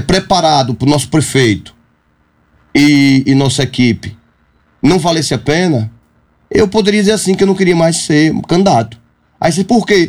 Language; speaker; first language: Portuguese; native; Portuguese